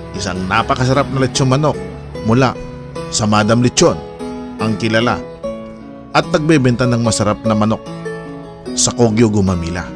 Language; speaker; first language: Filipino; non-native, local second language; Waray